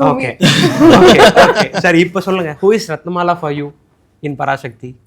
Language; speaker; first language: Tamil; native; Tamil